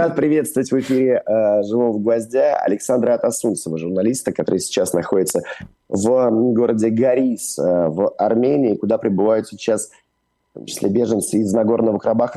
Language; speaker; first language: Russian; native; Russian